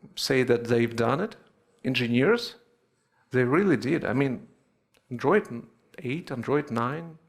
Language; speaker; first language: English; non-native, fluent; Russian